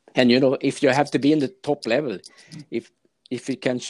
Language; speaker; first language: English; non-native, fluent; Swedish